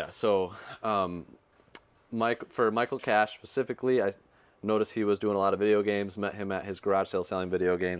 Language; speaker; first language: English; native; English